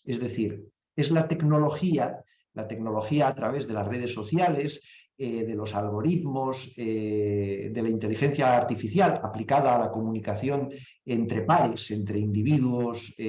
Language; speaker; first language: Spanish; native; Spanish